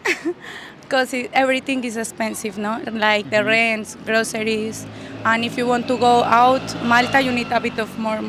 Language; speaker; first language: English; non-native, learner; Spanish